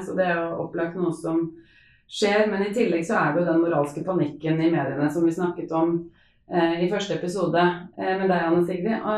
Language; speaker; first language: Norwegian; native; Norwegian